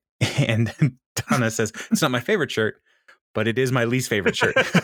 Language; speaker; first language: English; native; English